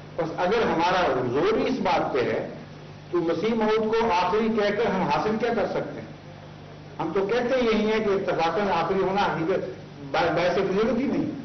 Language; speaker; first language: Urdu; native; Urdu